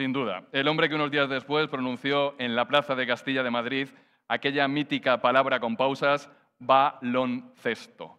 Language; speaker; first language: Spanish; native; Spanish